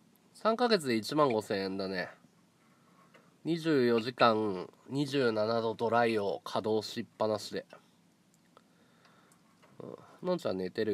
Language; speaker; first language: Japanese; native; Japanese